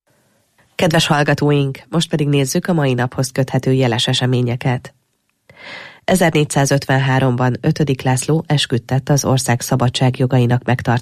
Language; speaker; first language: Hungarian; native; Hungarian